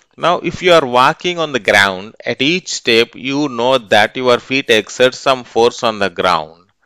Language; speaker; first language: English; non-native, local second language; Telugu